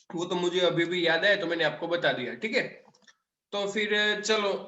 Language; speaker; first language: Hindi; non-native, local second language; Gujarati